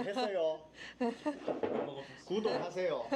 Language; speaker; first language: Korean; native; Korean